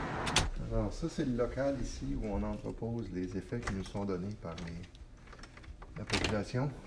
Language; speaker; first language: French; native; French